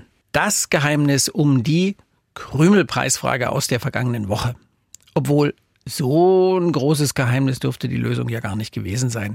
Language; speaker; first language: German; native; German